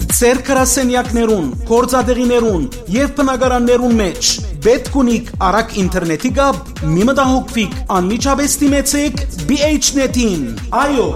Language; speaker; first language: Armenian; native; Armenian